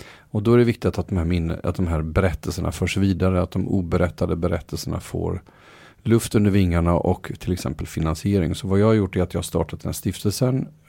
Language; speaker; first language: Swedish; native; Swedish